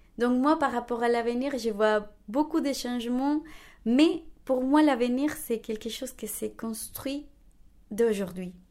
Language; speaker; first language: French; non-native, fluent; Spanish